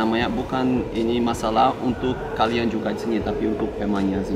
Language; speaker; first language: Indonesian; non-native, fluent; Portuguese